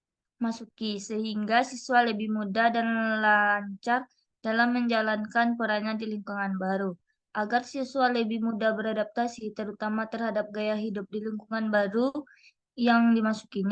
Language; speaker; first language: Indonesian; native; Indonesian